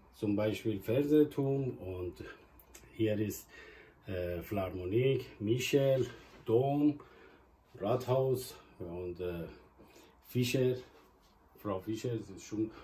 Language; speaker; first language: German; non-native, learner; Persian